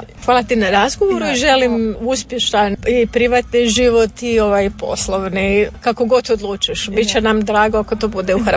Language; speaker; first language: Serbian; native; Serbian